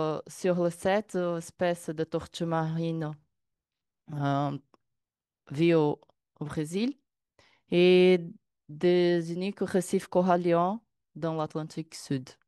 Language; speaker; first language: French; non-native, learner; Portuguese